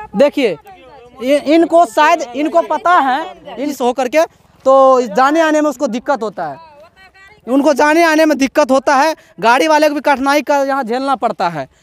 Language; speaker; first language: Hindi; native; Hindi